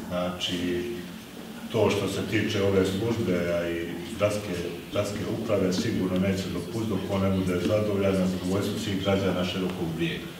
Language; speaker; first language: Bosnian; native; Bosnian